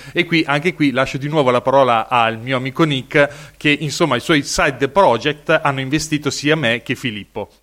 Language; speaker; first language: Italian; native; Italian